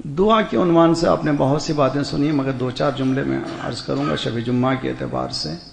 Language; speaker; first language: Urdu; native; Urdu